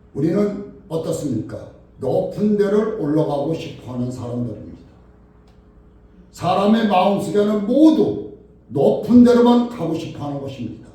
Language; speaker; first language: Korean; native; Korean